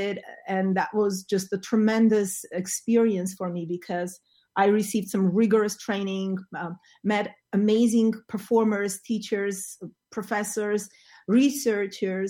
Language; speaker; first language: English; non-native, fluent; Armenian